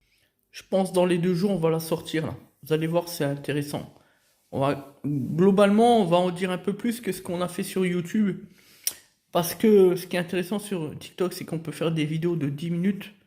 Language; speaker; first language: French; native; French